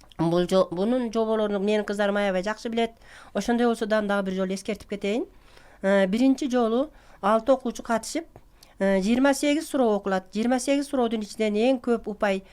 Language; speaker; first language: Kyrgyz; native; Kyrgyz